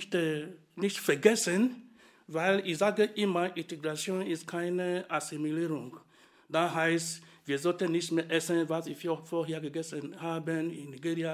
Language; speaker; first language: German; non-native, fluent; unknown